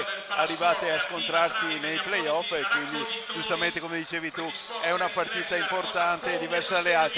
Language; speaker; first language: Italian; native; Italian